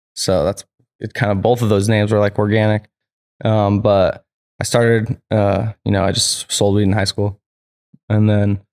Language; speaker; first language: English; native; English